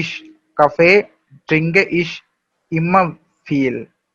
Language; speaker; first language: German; non-native, learner; Malayalam